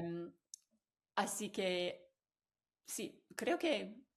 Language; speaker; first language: Spanish; non-native, fluent; English